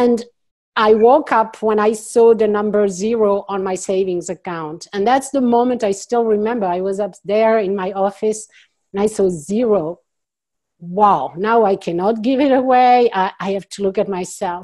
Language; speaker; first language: English; non-native, fluent; French